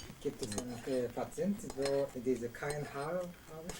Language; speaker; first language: German; non-native, learner; Korean